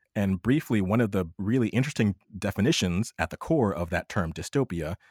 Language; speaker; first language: English; native; English